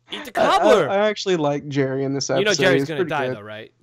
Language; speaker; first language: English; native; English